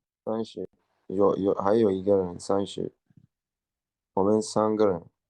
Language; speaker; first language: Chinese; non-native, learner; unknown